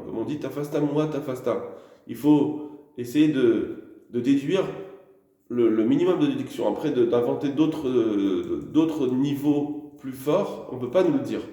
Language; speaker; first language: French; native; French